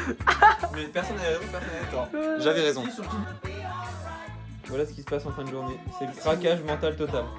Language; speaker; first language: French; native; French